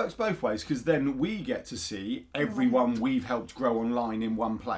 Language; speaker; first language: English; native; English